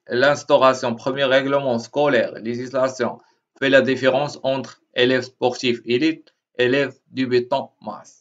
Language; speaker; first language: French; non-native, local second language; Arabic